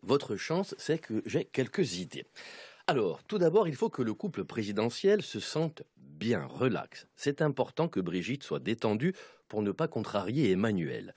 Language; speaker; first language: French; native; French